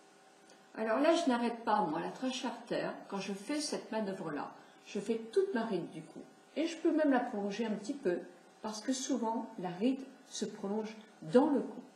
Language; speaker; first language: French; native; French